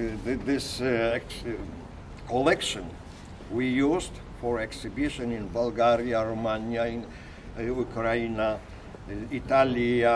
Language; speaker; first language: English; non-native, learner; Polish